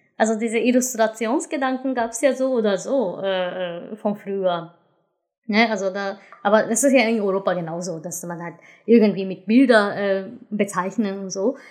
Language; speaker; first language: German; non-native, fluent; Japanese